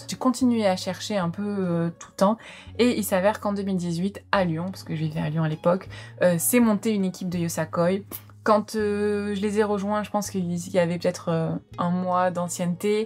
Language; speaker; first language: French; native; French